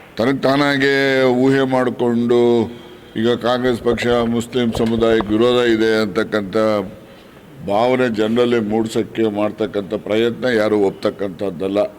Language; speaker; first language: Kannada; native; Kannada